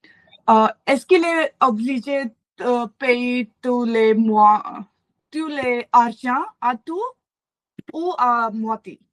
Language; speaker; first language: French; non-native, learner; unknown